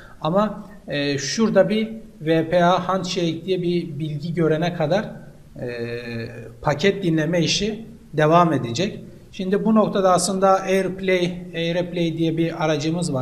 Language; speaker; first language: Turkish; native; Turkish